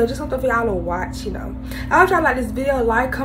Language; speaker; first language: English; native; English